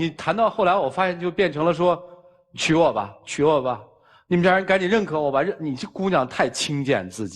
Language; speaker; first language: Chinese; native; Chinese